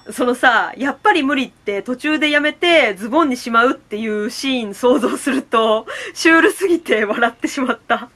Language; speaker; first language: Japanese; native; Japanese